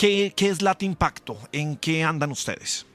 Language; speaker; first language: Spanish; native; Spanish